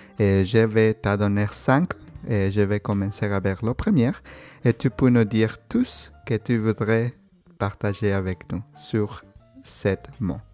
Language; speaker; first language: French; non-native, learner; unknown